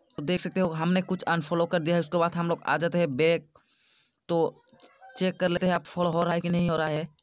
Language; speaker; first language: Hindi; non-native, local second language; Odia